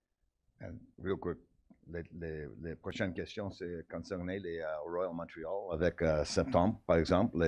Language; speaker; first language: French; non-native, local second language; English